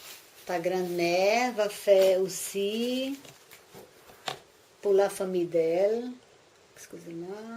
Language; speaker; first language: French; non-native, learner; Portuguese